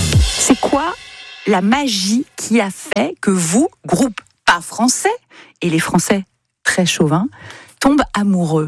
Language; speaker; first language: French; native; French